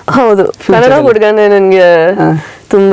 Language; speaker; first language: Kannada; early bilingual, heritage; Kannada